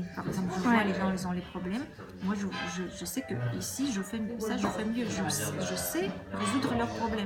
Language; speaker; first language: French; non-native, fluent; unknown